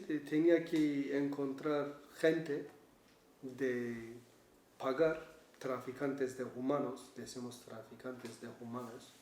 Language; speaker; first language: Spanish; non-native, learner; Kurdish